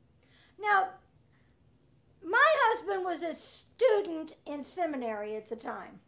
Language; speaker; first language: English; native; English